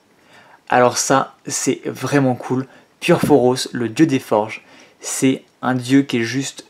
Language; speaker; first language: French; native; French